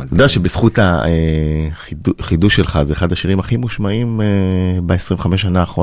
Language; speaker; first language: Hebrew; native; Hebrew